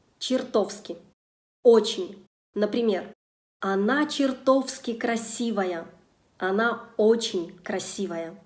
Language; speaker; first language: Russian; native; Russian